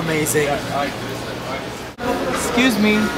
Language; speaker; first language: English; non-native, local second language; Filipino